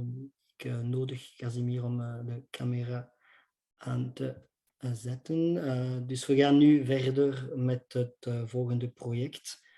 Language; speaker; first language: Dutch; non-native, local second language; French